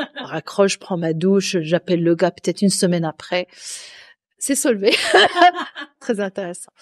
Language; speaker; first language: French; non-native, local second language; Arabic